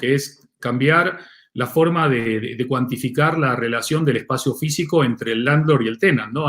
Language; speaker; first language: Spanish; native; Spanish